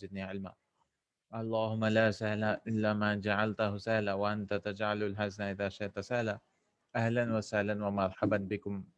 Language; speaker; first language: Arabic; non-native, fluent; English